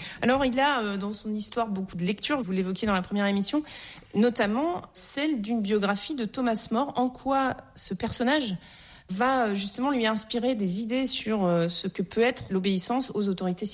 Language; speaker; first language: French; native; French